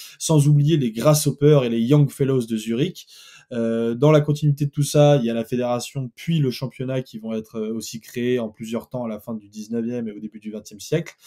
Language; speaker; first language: French; native; French